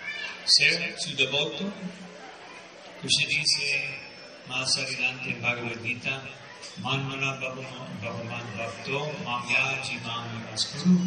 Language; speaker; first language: Spanish; non-native, fluent; Portuguese